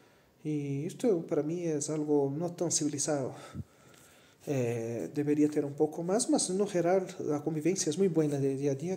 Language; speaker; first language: Spanish; non-native, fluent; Portuguese